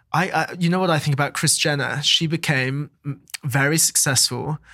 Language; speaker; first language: English; native; English